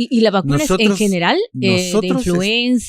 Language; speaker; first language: Spanish; native; Spanish